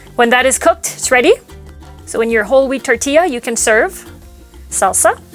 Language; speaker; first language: English; non-native, local second language; French